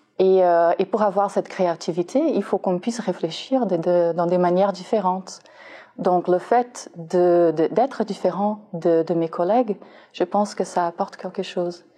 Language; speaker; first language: French; non-native, fluent; Portuguese